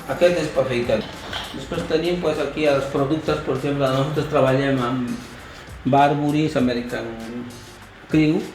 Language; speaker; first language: Catalan; non-native, fluent; Spanish